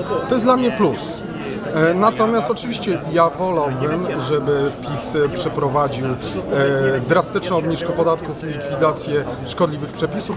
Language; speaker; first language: Polish; native; Polish